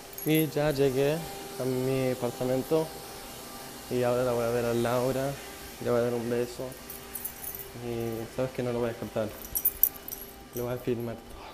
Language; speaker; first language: Spanish; early bilingual, other home language; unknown